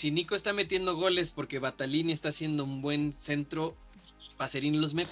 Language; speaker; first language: Spanish; native; Spanish